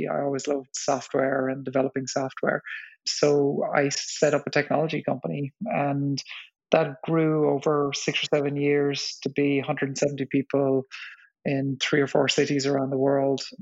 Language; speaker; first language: English; native; English